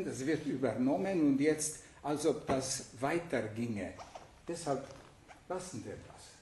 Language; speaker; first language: German; non-native, fluent; Hungarian